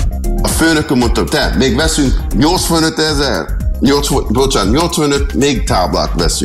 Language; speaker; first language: Hungarian; early bilingual, heritage; English